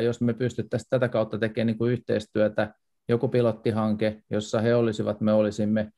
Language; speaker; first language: Finnish; native; Finnish